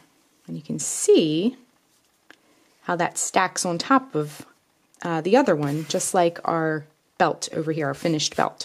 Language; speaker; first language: English; native; English